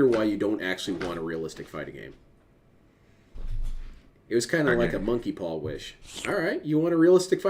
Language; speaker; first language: English; native; English